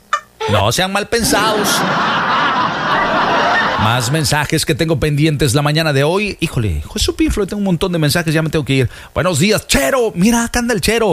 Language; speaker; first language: Spanish; native; Spanish